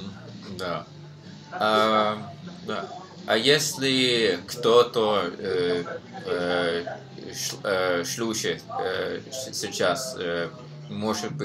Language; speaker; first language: Russian; non-native, learner; Norwegian